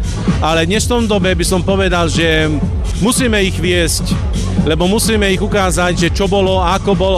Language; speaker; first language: Slovak; non-native, local second language; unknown